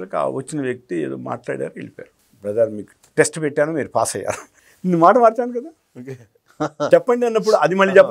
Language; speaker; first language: Telugu; native; Telugu